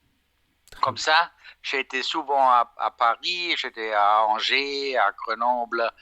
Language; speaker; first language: French; non-native, fluent; German